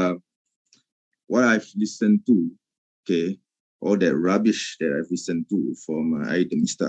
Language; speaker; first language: English; non-native, local second language; Malay